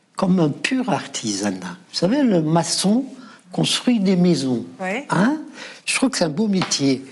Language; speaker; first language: French; non-native, local second language; Arabic